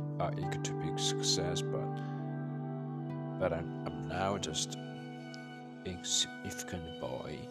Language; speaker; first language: English; non-native, learner; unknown